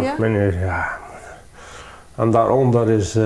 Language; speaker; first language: Dutch; non-native, learner; Arabic